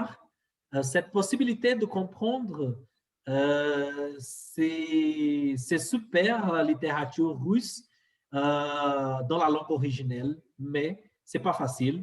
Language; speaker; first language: French; non-native, fluent; Portuguese